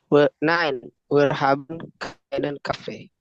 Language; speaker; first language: German; non-native, learner; Indonesian